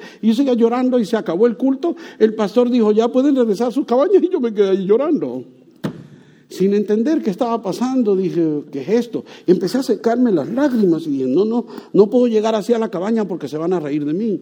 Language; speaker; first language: Spanish; native; Spanish